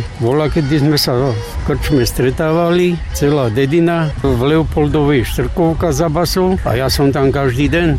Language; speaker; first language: Slovak; native; Slovak